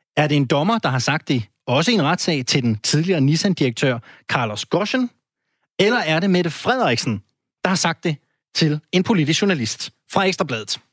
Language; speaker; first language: Danish; native; Danish